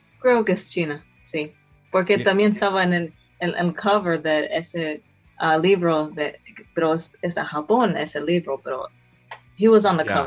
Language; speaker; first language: Spanish; early bilingual, heritage; Spanish